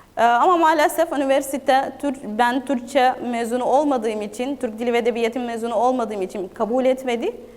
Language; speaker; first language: Turkish; non-native, fluent; Arabic